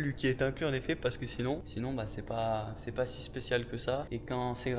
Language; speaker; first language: French; native; French